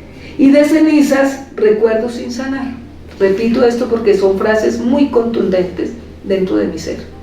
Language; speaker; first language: Spanish; native; Spanish